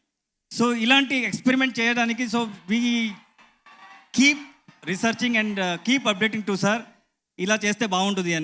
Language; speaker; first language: Telugu; non-native, learner; Kannada